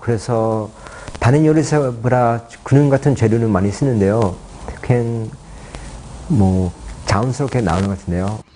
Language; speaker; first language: Korean; early bilingual, heritage; Korean